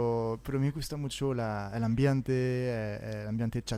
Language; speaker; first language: Spanish; non-native, fluent; French